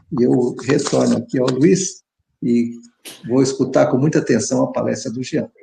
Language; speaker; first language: Portuguese; native; Portuguese